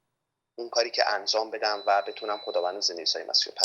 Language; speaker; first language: Persian; native; Persian